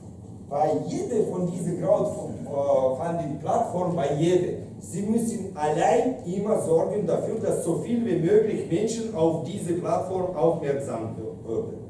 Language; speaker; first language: German; non-native, fluent; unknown